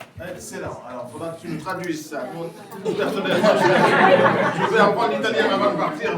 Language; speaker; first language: French; non-native, local second language; Fula